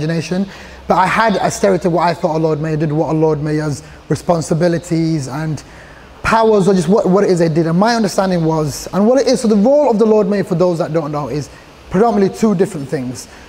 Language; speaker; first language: English; early bilingual, other home language; Somali